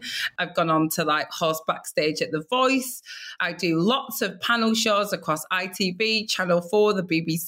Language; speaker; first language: English; native; English